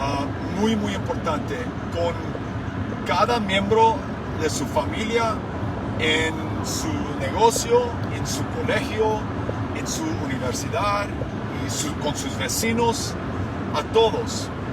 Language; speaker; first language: Spanish; non-native, fluent; English